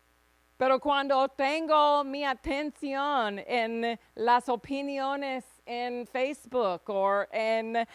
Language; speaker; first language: Spanish; non-native, fluent; English